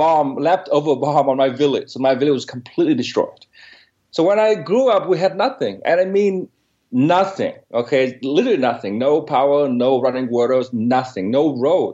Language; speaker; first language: English; non-native, fluent; Vietnamese